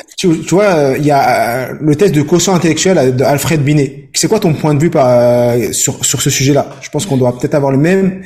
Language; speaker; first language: French; native; French